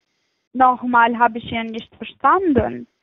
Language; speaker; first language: German; non-native, fluent; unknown